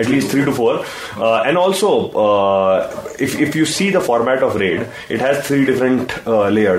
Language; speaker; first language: English; non-native, local second language; Hindi